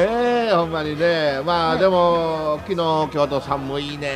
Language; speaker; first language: Japanese; native; Japanese